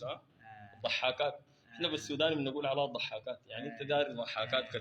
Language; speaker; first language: Arabic; native; Arabic